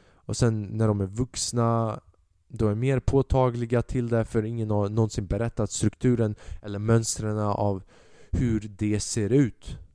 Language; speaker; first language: Swedish; early bilingual, other home language; Albanian